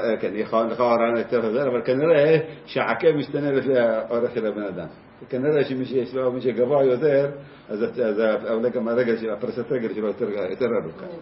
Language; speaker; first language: Hebrew; native; Hebrew